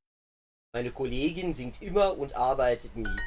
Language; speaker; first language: German; non-native, fluent; English